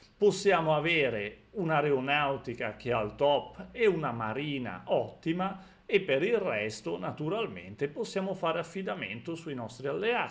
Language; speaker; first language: Italian; native; Italian